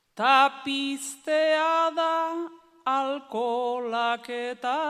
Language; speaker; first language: Spanish; non-native, local second language; Basque